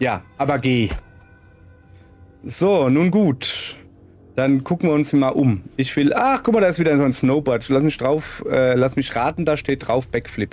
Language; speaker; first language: German; native; German